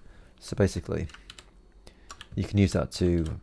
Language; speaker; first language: English; native; English